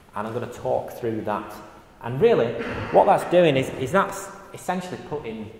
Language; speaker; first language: English; native; English